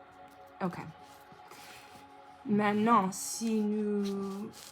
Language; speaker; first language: French; non-native, learner; English